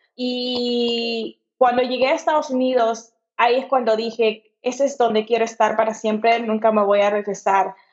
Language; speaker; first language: Spanish; native; Spanish